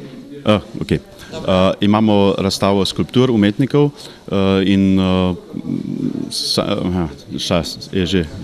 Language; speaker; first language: Slovenian; early bilingual, heritage; Slovenian